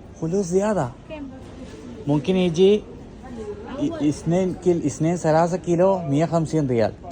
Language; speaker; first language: Arabic; non-native, learner; Malayalam